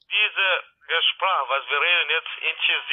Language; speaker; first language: German; non-native, learner; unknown